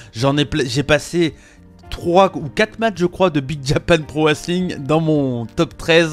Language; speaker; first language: French; native; French